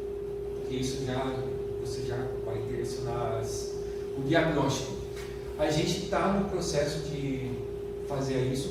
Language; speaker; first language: Portuguese; non-native, fluent; German